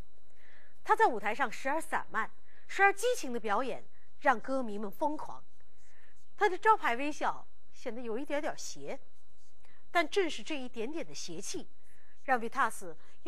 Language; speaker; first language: Chinese; native; Chinese